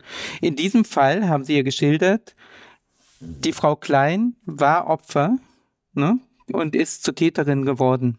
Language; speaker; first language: German; native; German